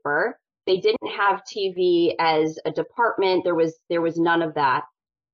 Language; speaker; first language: English; native; English